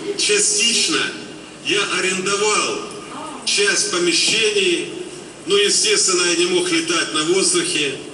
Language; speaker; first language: Russian; native; Russian